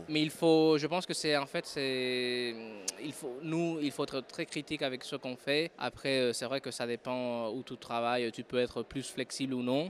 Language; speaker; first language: French; non-native, fluent; Spanish